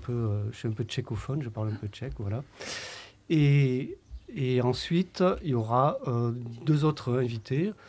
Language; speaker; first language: French; native; French